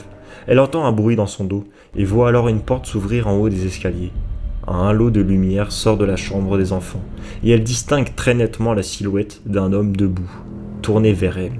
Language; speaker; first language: French; native; French